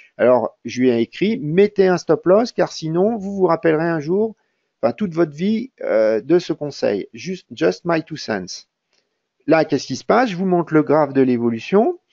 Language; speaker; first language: French; native; French